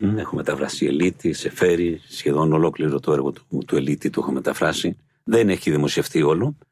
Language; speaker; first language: Greek; non-native, fluent; Spanish